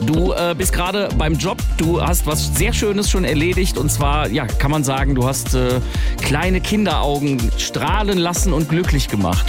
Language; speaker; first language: German; native; German